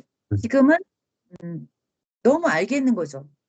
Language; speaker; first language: Korean; native; Korean